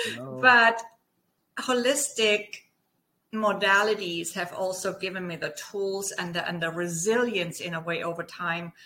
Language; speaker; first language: English; non-native, fluent; German